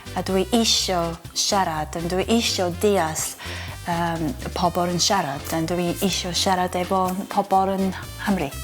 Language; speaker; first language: Welsh; non-native, learner; Japanese